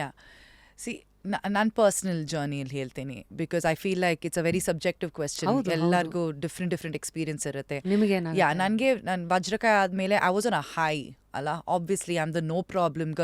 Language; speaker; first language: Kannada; non-native, local second language; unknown